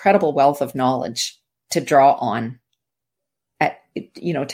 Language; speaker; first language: English; native; English